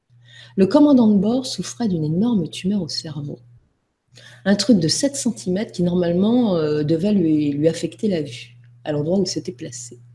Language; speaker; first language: French; native; French